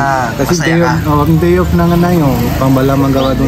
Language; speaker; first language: Filipino; non-native, learner; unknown